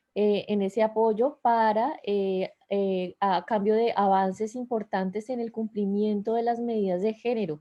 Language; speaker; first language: Spanish; native; Spanish